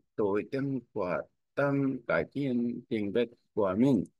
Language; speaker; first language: Vietnamese; non-native, learner; Korean